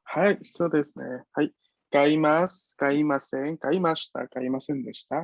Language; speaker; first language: Japanese; non-native, fluent; Spanish